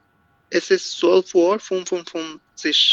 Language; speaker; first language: German; non-native, learner; Bangla